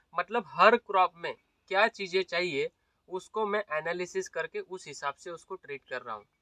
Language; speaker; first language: Hindi; non-native, local second language; Marathi